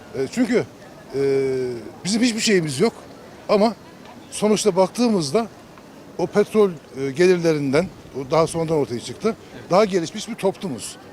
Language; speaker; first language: Turkish; native; Turkish